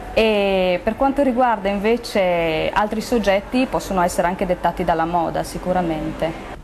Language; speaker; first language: Italian; non-native, fluent; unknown